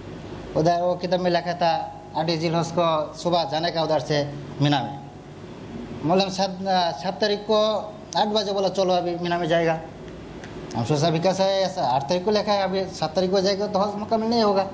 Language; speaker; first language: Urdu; non-native, learner; Bangla